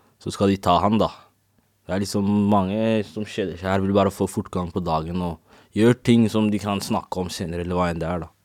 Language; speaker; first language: Norwegian; native; Norwegian